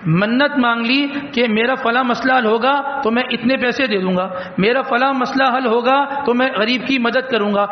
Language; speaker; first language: Urdu; native; Urdu